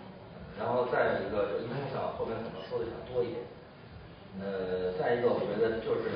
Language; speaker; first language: Chinese; native; Chinese